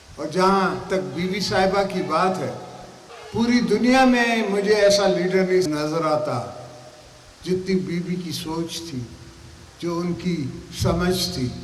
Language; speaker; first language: Urdu; non-native, local second language; Saraiki